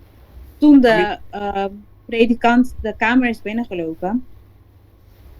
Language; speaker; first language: Dutch; non-native, local second language; Papiamento